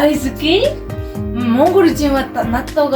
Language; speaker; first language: Japanese; non-native, learner; Mongolian